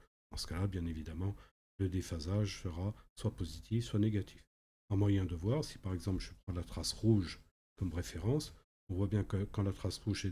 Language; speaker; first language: French; native; French